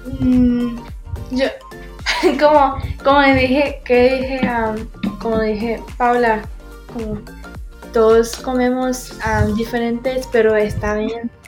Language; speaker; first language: Spanish; early bilingual, heritage; Spanish